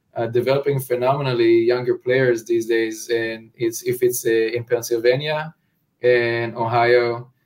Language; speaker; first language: English; non-native, fluent; Hebrew